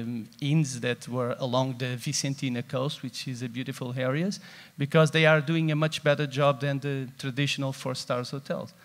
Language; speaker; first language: English; non-native, fluent; Portuguese